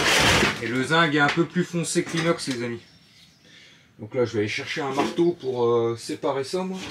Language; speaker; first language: French; native; French